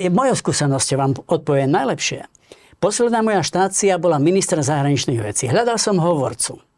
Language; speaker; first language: Slovak; native; Slovak